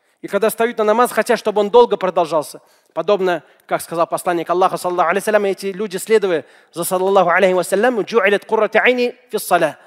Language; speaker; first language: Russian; native; Russian